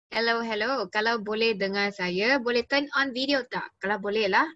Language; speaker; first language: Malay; non-native, local second language; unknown